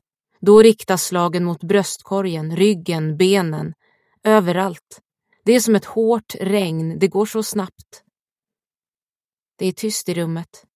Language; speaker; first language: Swedish; native; Swedish